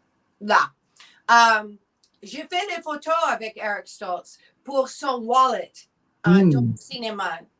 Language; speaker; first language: French; non-native, learner; English